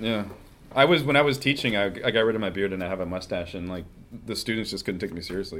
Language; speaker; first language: English; native; English